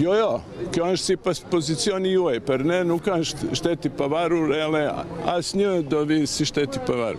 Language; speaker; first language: Albanian; non-native, learner; Serbian